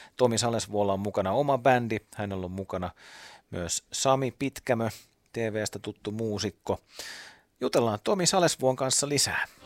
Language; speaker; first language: Finnish; native; Finnish